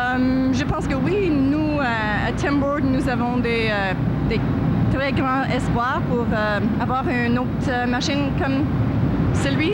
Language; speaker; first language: French; non-native, local second language; English